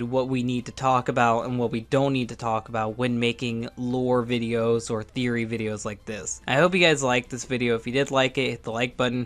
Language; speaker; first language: English; native; English